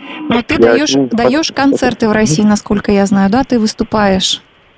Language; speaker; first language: Russian; native; Russian